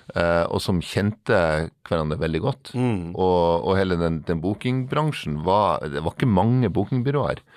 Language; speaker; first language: Norwegian; native; Norwegian